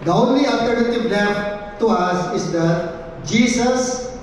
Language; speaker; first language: English; non-native, local second language; Filipino